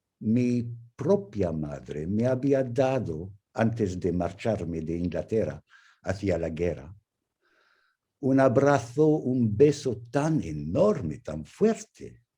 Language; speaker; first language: Spanish; non-native, fluent; English